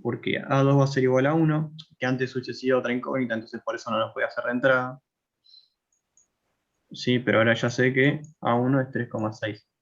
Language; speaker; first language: Spanish; native; Spanish